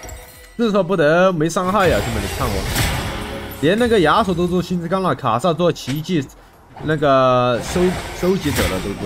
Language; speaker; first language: Chinese; native; Chinese